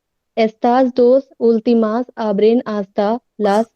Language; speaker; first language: Spanish; non-native, learner; Hindi